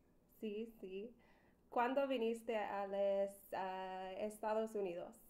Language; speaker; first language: Spanish; non-native, learner; English